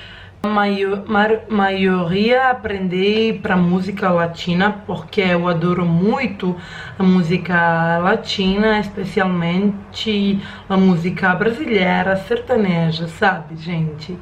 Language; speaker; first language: Portuguese; non-native, learner; Croatian